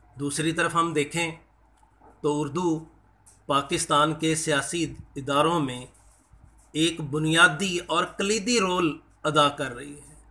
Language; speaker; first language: Urdu; non-native, local second language; Punjabi